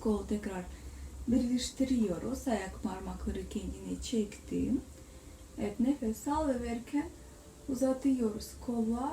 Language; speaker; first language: Turkish; non-native, learner; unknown